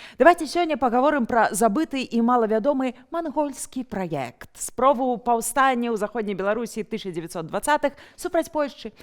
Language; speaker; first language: Belarusian; native; Belarusian